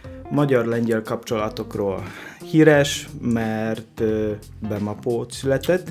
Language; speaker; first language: Hungarian; non-native, fluent; Polish